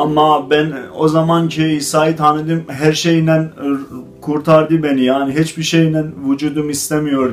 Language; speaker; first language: Turkish; non-native, fluent; Azerbaijani